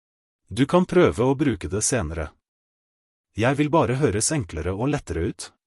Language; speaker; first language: Norwegian; non-native, fluent; Russian